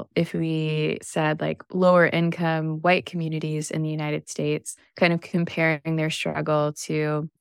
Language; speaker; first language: English; native; English